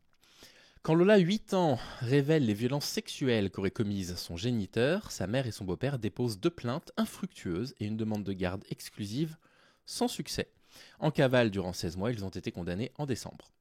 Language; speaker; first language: French; native; French